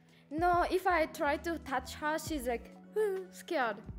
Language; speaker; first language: English; non-native, fluent; Japanese